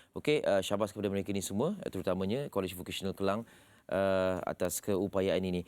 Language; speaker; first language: Malay; native; Malay